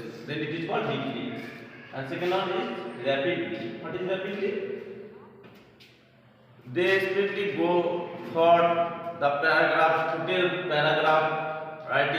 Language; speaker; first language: English; non-native, local second language; Bangla